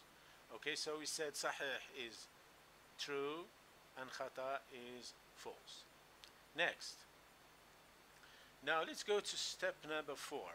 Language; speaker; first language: English; non-native, local second language; Arabic